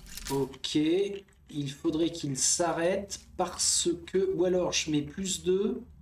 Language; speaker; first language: French; native; French